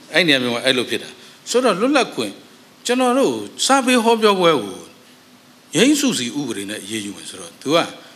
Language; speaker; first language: Burmese; native; Burmese